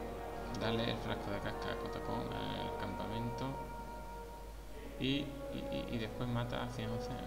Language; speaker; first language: Spanish; native; Spanish